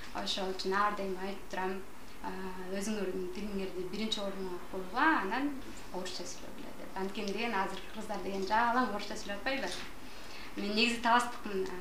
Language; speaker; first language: Kyrgyz; non-native, local second language; Russian